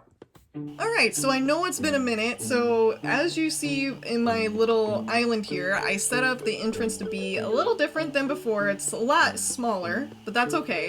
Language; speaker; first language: English; native; English